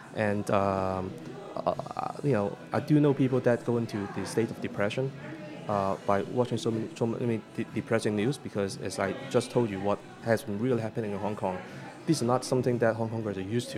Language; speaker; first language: English; non-native, local second language; Cantonese